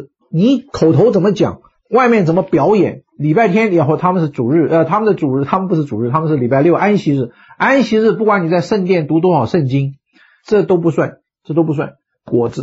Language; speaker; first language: Chinese; native; Chinese